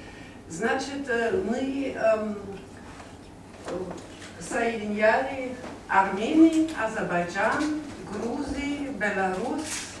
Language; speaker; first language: Russian; non-native, learner; German